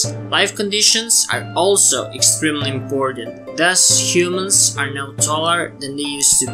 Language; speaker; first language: English; non-native, fluent; Serbian